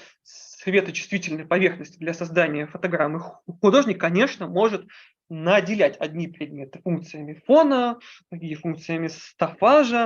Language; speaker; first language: Russian; native; Russian